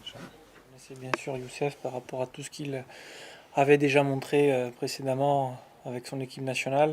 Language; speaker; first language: French; native; French